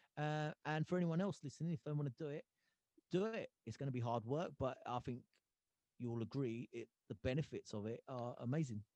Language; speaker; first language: English; early bilingual, other home language; Punjabi